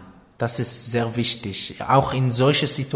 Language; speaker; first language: German; non-native, fluent; Hebrew